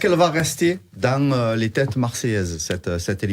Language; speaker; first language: French; native; French